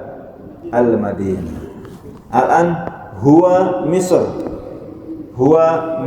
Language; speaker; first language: Arabic; non-native, fluent; Indonesian